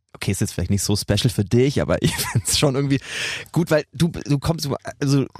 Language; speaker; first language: German; native; German